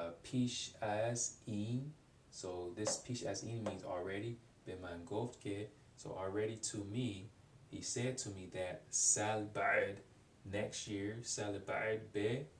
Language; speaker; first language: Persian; non-native, learner; English